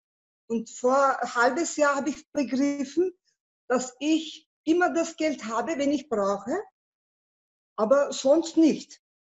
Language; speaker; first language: German; non-native, learner; Turkish